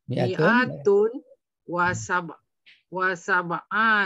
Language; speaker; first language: Arabic; non-native, learner; Malay